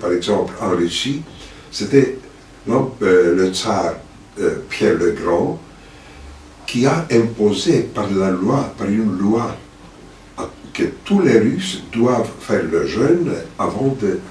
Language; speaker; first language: French; non-native, fluent; Greek